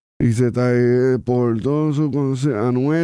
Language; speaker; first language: Spanish; native; Spanish